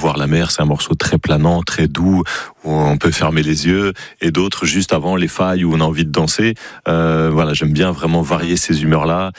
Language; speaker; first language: French; native; French